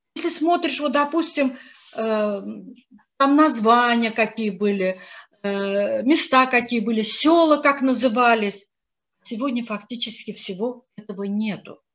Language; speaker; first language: Russian; non-native, local second language; Azerbaijani